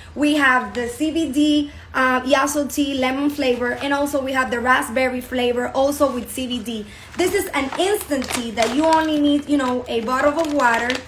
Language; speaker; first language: English; non-native, fluent; Spanish